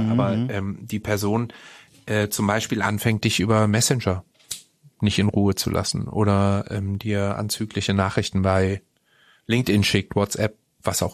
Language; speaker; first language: German; native; German